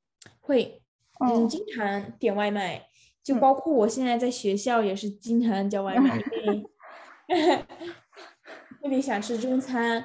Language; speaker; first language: Chinese; early bilingual, other home language; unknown